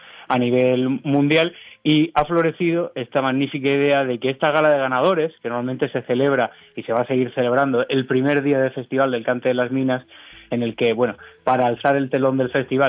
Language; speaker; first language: Spanish; native; Spanish